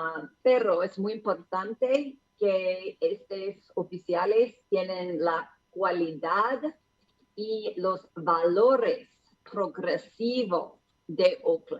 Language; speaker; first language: Spanish; non-native, learner; English